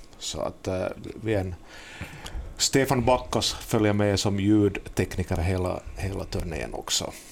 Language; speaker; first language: Swedish; native; Swedish